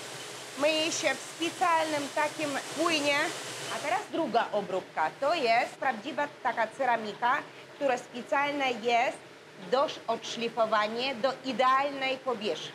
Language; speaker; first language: Polish; non-native, learner; Russian